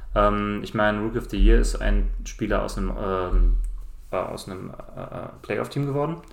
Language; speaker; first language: German; native; German